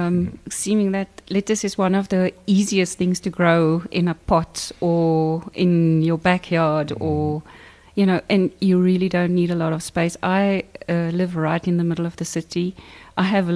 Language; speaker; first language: English; non-native, local second language; Afrikaans